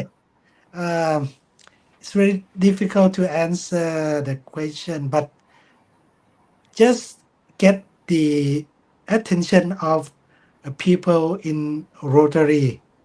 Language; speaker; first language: English; non-native, fluent; Thai